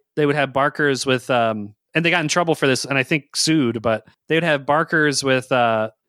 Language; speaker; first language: English; native; English